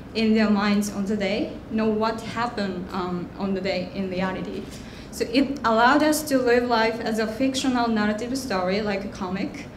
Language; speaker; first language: English; non-native, fluent; Japanese